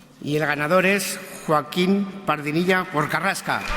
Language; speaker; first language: Spanish; native; Spanish